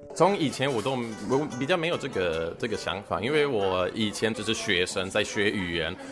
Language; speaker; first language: Chinese; non-native, fluent; Swedish